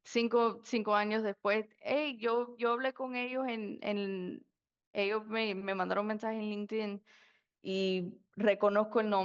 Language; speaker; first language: Spanish; early bilingual, heritage; Spanish